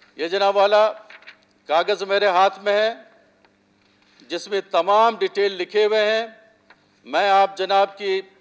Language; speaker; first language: Urdu; non-native, local second language; Baluchi